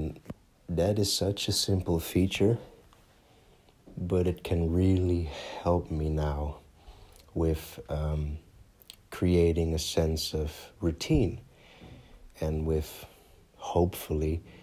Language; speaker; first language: English; non-native, fluent; Dutch